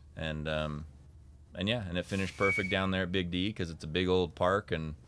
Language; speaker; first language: English; native; English